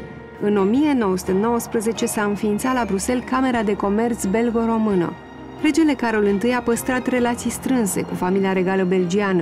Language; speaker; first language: Romanian; native; Romanian